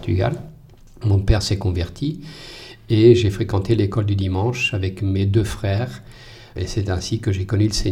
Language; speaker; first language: French; non-native, fluent; Portuguese